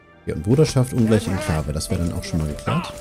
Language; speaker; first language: German; native; German